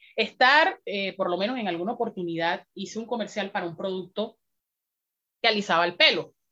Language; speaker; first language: Spanish; native; Spanish